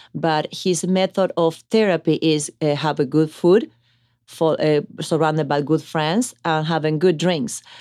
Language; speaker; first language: English; non-native, fluent; Italian